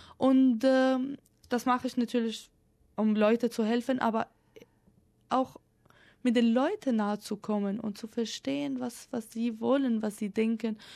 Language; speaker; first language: German; non-native, fluent; Arabic